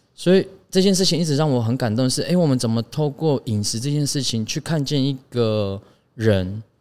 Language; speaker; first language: Chinese; non-native, local second language; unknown